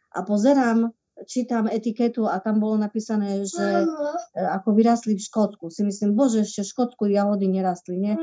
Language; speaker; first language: Slovak; native; Slovak